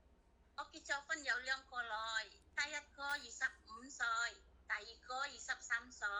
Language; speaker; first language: Cantonese; non-native, fluent; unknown